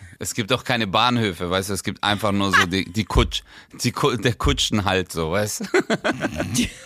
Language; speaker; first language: German; early bilingual, other home language; Turkish